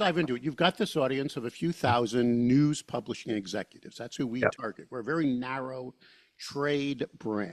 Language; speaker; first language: English; native; English